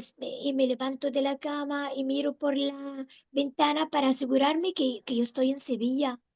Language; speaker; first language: Spanish; non-native, fluent; Arabic